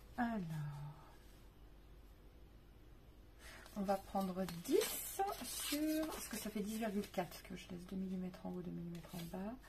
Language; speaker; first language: French; native; French